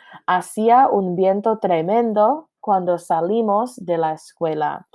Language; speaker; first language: Spanish; non-native, fluent; English